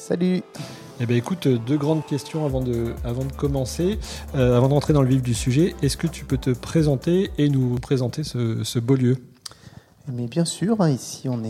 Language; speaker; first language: French; native; French